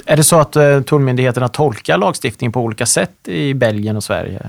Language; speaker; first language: Swedish; native; Swedish